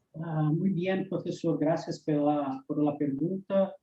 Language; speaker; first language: Spanish; non-native, learner; Portuguese